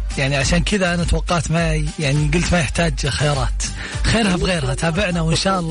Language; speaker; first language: Arabic; native; Arabic